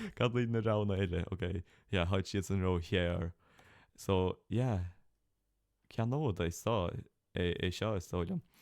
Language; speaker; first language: Irish; native; Irish